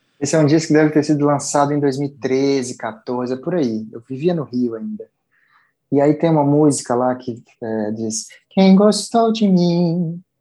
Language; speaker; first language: Portuguese; native; Portuguese